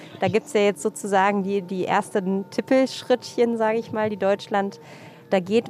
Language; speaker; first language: German; native; German